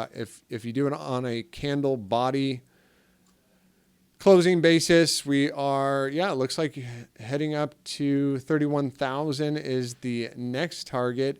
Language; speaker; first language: English; native; English